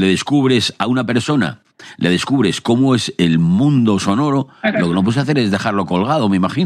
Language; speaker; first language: Spanish; native; Spanish